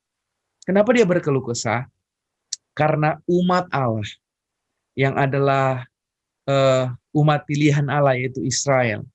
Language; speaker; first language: Indonesian; native; Indonesian